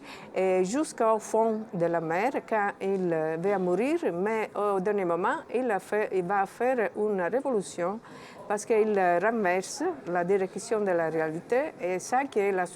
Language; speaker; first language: French; non-native, fluent; Italian